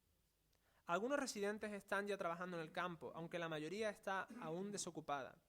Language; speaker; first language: Spanish; native; Spanish